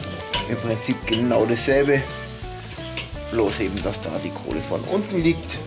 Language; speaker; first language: German; native; German